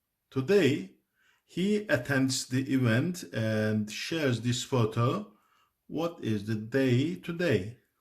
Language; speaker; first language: English; non-native, fluent; Turkish